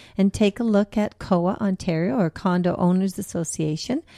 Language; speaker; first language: English; early bilingual, other home language; German